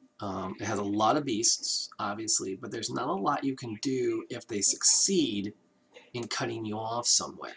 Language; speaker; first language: English; native; English